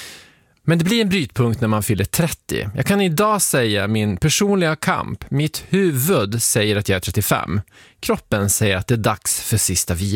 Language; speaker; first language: Swedish; native; Swedish